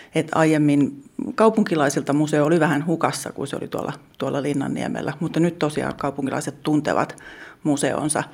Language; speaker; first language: Finnish; native; Finnish